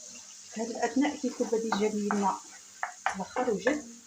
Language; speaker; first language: Arabic; native; Arabic